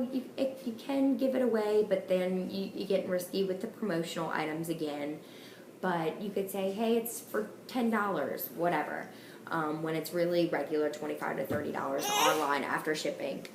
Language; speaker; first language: English; native; English